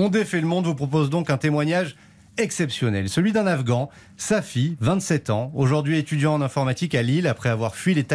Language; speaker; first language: French; native; French